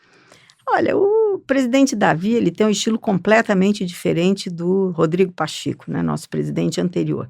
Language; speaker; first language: Portuguese; native; Portuguese